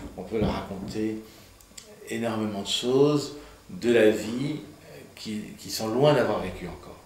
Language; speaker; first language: French; early bilingual, other home language; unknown